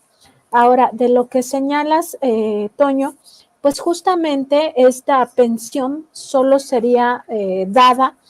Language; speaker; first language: Spanish; native; Spanish